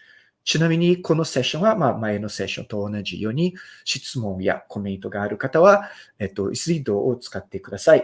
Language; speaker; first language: Japanese; non-native, fluent; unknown